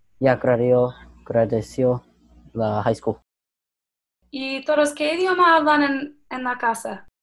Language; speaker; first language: Spanish; early bilingual, other home language; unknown